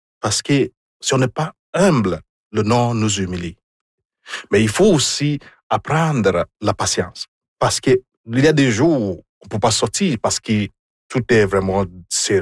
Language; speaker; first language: French; non-native, fluent; Igbo